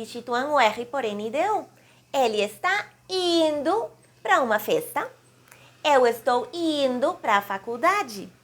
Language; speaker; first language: Portuguese; non-native, fluent; Spanish